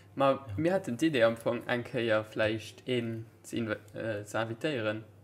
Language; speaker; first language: Luxembourgish; native; Luxembourgish